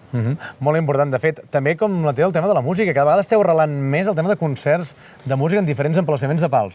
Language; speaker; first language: Catalan; native; Catalan